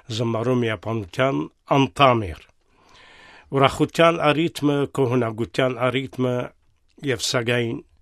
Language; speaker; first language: Armenian; native; Armenian